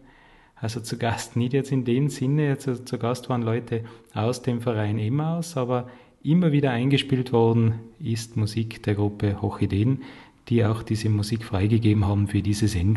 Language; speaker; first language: German; native; German